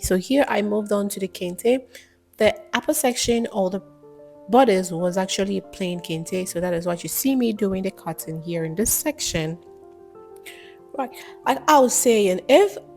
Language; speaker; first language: English; non-native, local second language; Akan